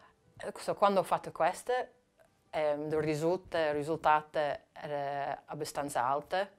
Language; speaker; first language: Italian; non-native, learner; English